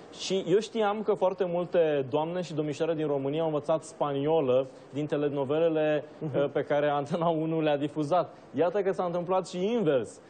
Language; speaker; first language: Romanian; native; Romanian